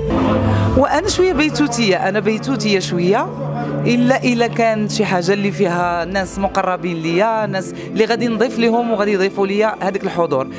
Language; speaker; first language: Arabic; native; Arabic